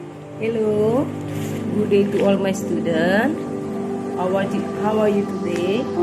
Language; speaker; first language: English; non-native, learner; Indonesian